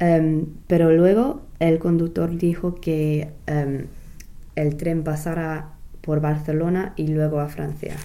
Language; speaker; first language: Spanish; non-native, fluent; English